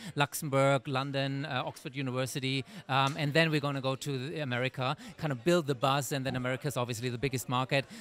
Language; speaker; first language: English; native; English